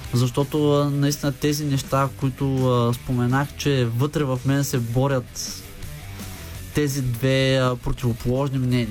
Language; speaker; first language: Bulgarian; native; Bulgarian